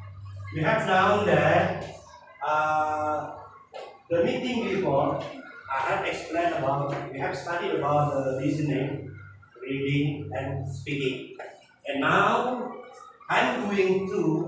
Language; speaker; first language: English; non-native, learner; Indonesian